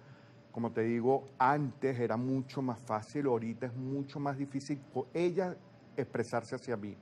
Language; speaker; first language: Spanish; native; Spanish